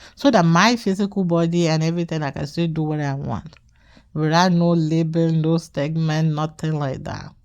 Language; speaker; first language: English; non-native, local second language; Yoruba